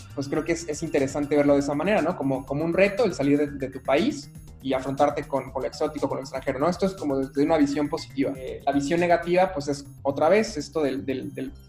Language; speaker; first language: Spanish; native; Spanish